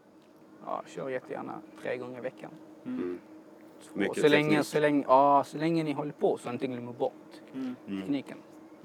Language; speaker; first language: Swedish; non-native, fluent; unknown